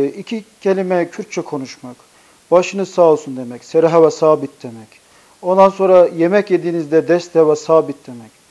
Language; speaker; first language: Turkish; native; Turkish